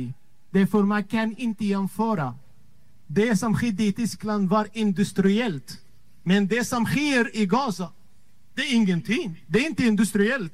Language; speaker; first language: Swedish; non-native, fluent; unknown